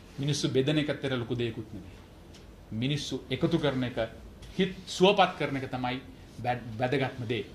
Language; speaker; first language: Sinhala; non-native, local second language; Tamil